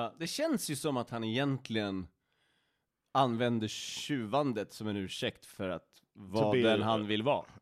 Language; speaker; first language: Swedish; native; Swedish